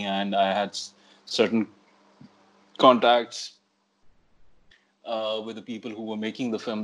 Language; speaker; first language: English; non-native, local second language; Urdu